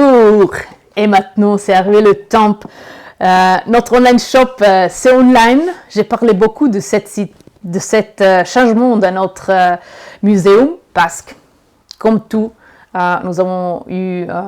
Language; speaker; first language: French; non-native, learner; Italian